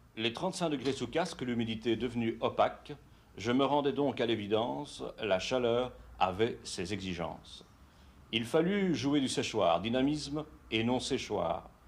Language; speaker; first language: French; native; French